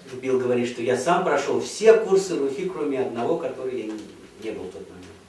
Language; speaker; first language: Russian; native; Russian